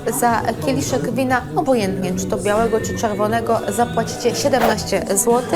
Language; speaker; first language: Polish; native; Polish